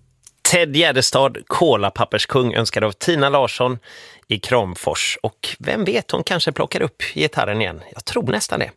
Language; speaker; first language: Swedish; native; Swedish